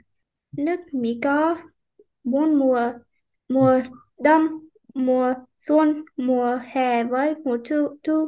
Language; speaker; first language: Vietnamese; early bilingual, heritage; Vietnamese